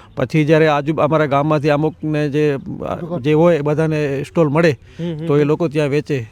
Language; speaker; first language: Gujarati; non-native, local second language; Kachhi